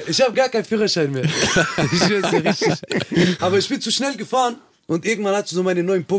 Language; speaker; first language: German; early bilingual, other home language; Kurdish